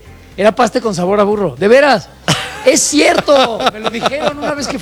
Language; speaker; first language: Spanish; native; Spanish